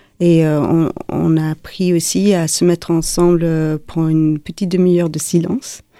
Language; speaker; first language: French; non-native, fluent; English